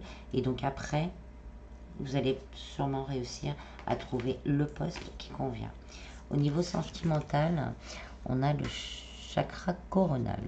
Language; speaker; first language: French; native; French